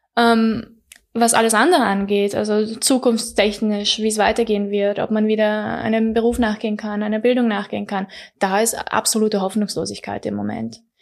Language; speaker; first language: German; early bilingual, other home language; Persian